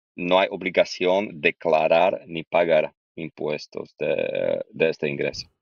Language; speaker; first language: Spanish; non-native, learner; Slovak